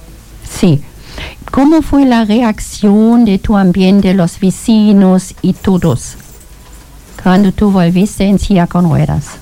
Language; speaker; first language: Spanish; non-native, learner; German